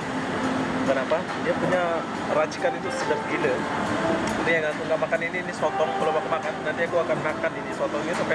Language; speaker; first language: Indonesian; non-native, local second language; Sasak